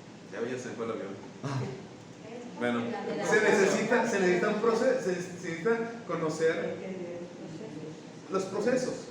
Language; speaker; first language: Spanish; native; Spanish